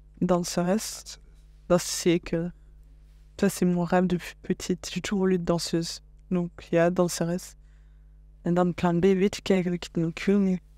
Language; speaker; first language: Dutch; non-native, local second language; French